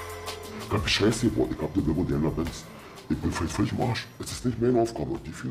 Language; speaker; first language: German; native; German